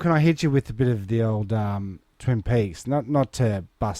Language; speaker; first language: English; native; English